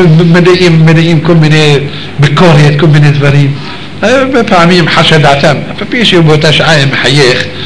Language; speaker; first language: Hebrew; native; Hebrew